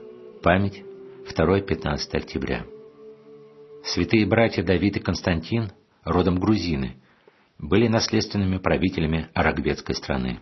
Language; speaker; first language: Russian; native; Russian